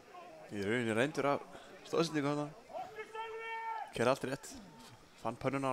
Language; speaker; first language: Icelandic; native; Icelandic